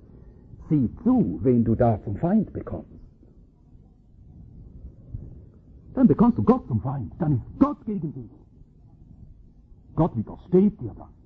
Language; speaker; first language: German; native; German